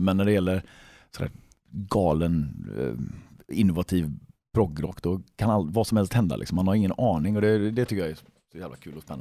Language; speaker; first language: Swedish; native; Swedish